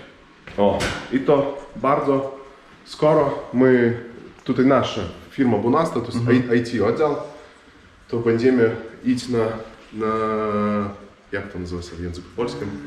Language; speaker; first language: Polish; non-native, learner; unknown